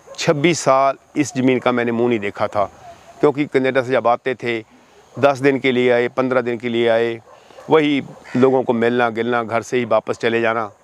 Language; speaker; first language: Hindi; non-native, local second language; Punjabi